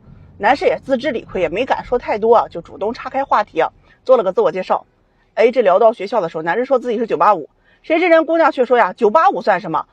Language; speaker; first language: Chinese; native; Chinese